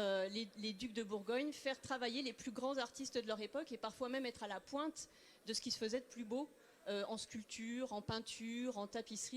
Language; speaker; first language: French; native; French